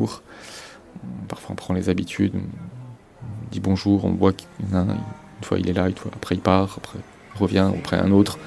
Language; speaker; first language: French; native; French